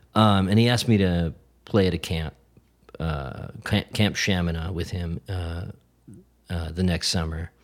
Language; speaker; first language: English; native; English